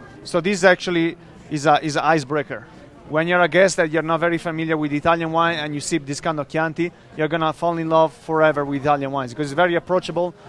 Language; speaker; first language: English; non-native, fluent; Italian